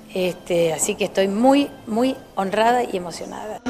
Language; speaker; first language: Spanish; native; Spanish